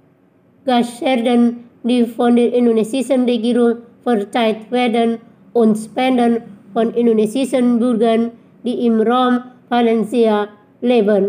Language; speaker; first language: German; non-native, fluent; Indonesian